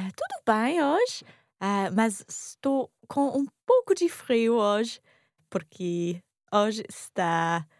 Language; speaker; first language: Portuguese; non-native, learner; English